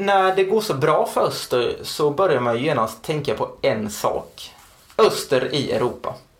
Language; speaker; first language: Swedish; native; Swedish